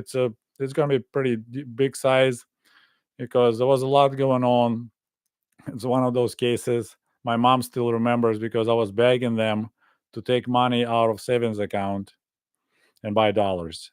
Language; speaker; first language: English; non-native, fluent; Russian